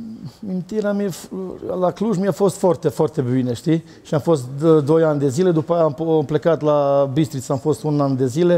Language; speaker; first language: Romanian; non-native, learner; Serbian